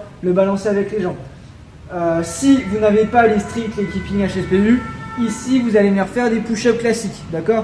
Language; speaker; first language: French; native; French